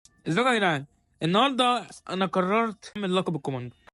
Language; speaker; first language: Arabic; native; Arabic